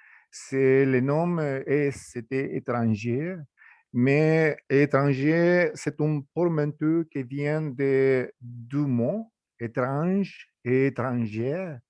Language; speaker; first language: French; non-native, fluent; Spanish